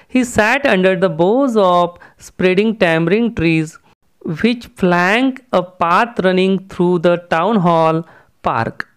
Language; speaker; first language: English; non-native, local second language; Marathi